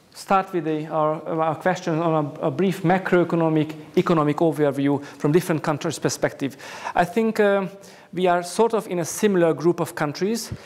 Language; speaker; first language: English; non-native, fluent; Hungarian